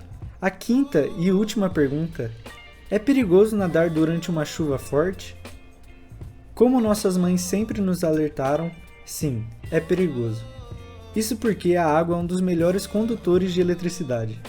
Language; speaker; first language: Portuguese; native; Portuguese